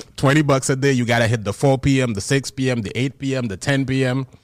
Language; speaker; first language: English; non-native, fluent; Haitian Creole